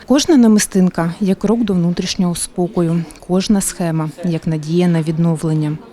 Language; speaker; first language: Ukrainian; native; Ukrainian